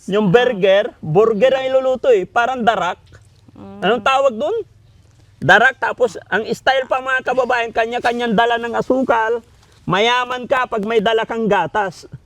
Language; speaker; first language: Filipino; native; Filipino